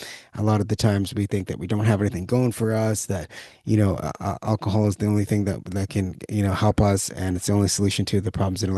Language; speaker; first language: English; native; English